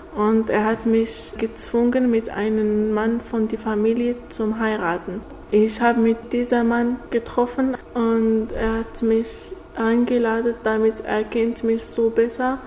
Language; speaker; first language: German; non-native, learner; Arabic